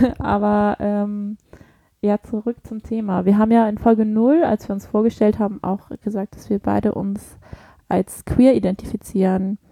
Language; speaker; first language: German; early bilingual, other home language; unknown